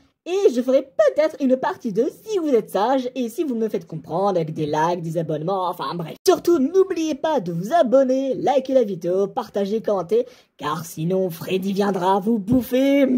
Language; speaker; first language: French; native; French